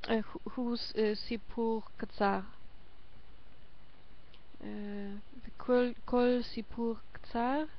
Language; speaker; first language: Hebrew; non-native, learner; German